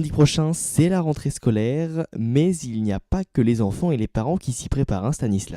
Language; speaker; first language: French; native; French